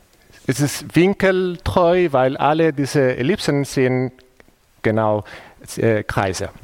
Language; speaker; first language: German; non-native, fluent; Spanish